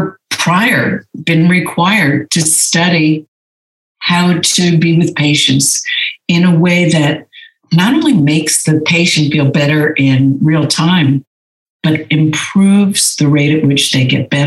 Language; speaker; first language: English; native; English